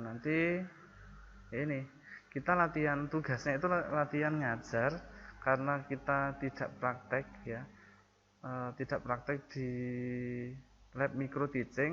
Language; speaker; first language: Indonesian; native; Indonesian